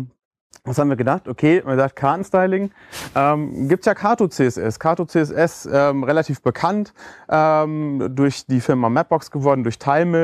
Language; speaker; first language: German; native; German